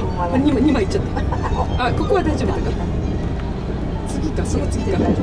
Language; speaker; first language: Japanese; native; Japanese